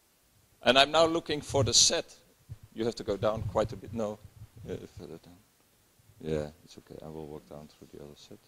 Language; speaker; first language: English; non-native, fluent; Dutch